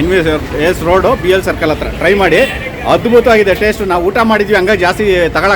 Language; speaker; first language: Kannada; native; Kannada